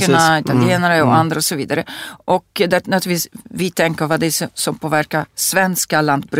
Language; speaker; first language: Swedish; non-native, fluent; Italian